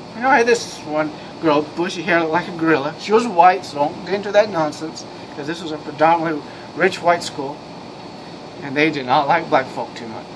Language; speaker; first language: English; native; English